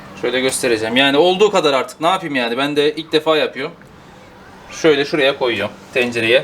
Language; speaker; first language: Turkish; native; Turkish